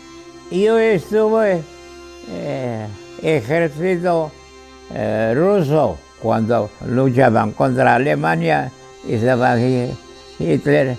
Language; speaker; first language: Spanish; non-native, fluent; Georgian